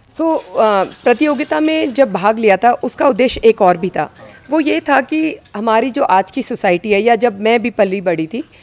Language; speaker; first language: Hindi; native; Hindi